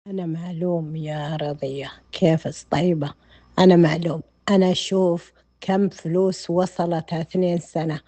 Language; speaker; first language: Arabic; non-native, learner; Amharic